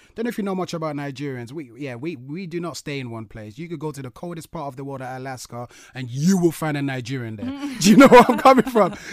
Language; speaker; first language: English; native; English